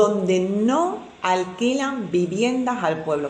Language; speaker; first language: Spanish; native; Spanish